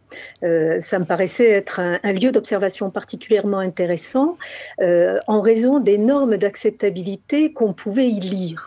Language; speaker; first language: French; native; French